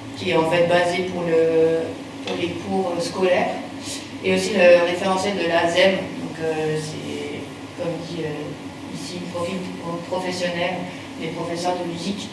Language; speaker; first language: French; native; French